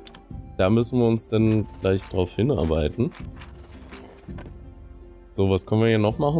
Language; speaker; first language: German; native; German